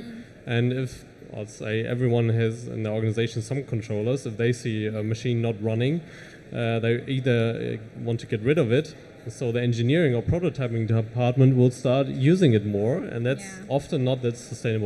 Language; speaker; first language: English; non-native, fluent; German